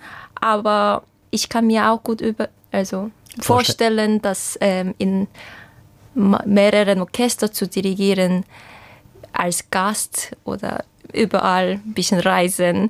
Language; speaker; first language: German; non-native, fluent; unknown